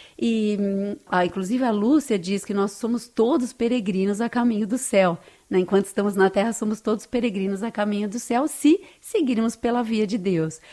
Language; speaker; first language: Portuguese; native; Portuguese